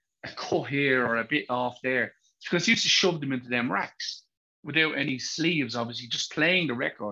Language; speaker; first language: English; native; English